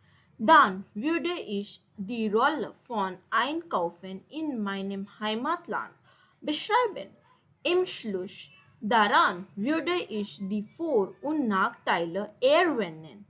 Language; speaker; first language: German; non-native, fluent; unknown